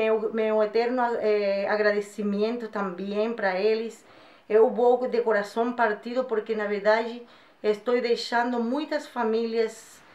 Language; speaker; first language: Portuguese; non-native, fluent; Spanish